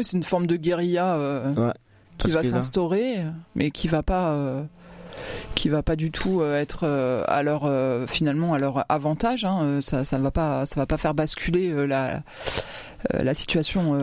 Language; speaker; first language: French; native; French